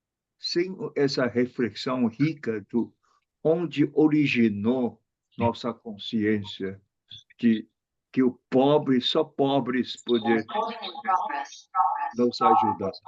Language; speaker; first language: Portuguese; non-native, fluent; Chinese